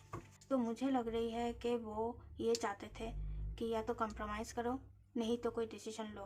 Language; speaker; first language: Hindi; native; Hindi